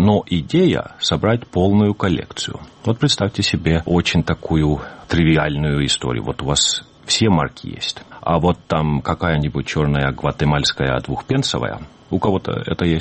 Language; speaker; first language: Russian; native; Russian